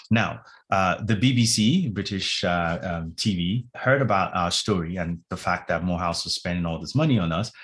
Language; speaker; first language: English; non-native, local second language; Yoruba